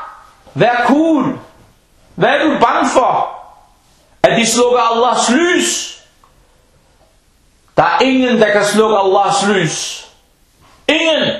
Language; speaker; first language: Danish; early bilingual, other home language; Arabic